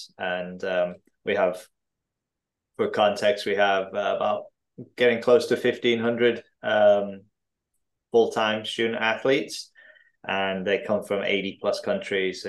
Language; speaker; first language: English; native; English